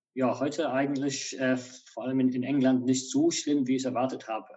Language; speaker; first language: German; non-native, fluent; English